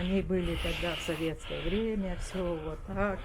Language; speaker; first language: Russian; non-native, local second language; Romanian